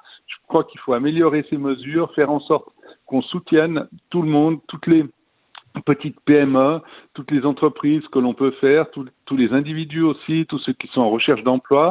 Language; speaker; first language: French; native; French